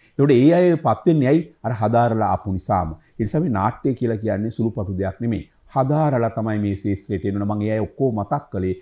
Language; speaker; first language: Sinhala; native; Sinhala